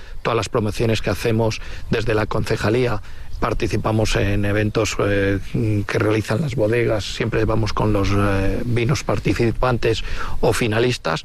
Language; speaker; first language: Spanish; native; Spanish